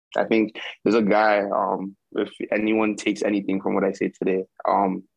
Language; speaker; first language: English; early bilingual, other home language; Yoruba